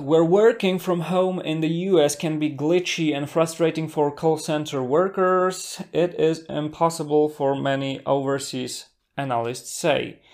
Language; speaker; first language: English; non-native, fluent; Polish